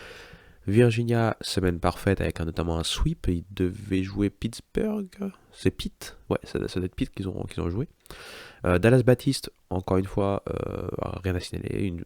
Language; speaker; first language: French; native; French